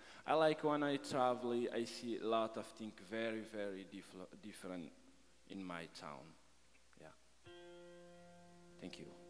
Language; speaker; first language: English; non-native, learner; Tamasheq